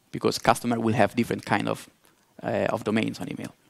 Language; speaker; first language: English; non-native, fluent; Italian